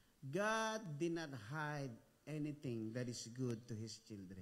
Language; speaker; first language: English; non-native, local second language; Filipino